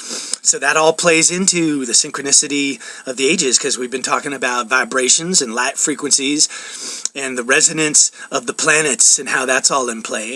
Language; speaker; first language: English; native; English